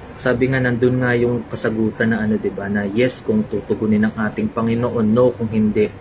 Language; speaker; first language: Filipino; native; Filipino